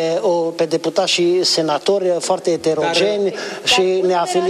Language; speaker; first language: Romanian; non-native, local second language; Hungarian